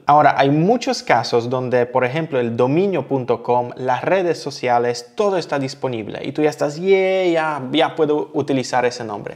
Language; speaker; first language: Spanish; non-native, fluent; Polish